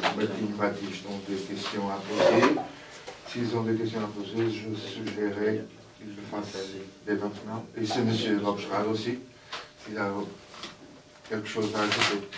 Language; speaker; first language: French; non-native, fluent; Portuguese